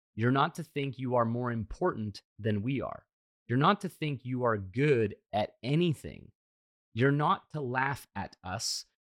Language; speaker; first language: English; early bilingual, heritage; Hungarian